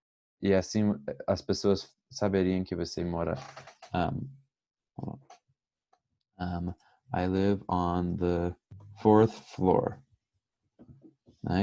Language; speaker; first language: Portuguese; non-native, fluent; English